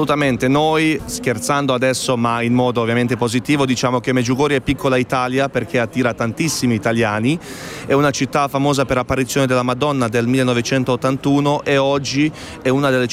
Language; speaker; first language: Italian; non-native, fluent; Bosnian